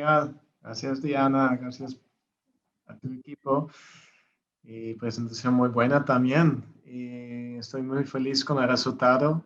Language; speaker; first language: Spanish; non-native, learner; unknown